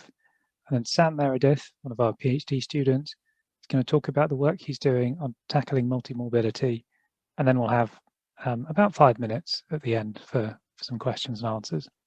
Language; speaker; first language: English; native; English